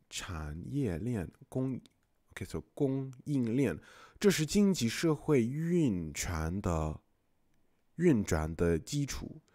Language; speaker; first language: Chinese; non-native, fluent; English